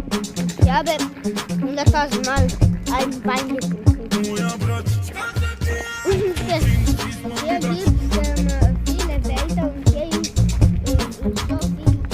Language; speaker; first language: German; early bilingual, other home language; Serbian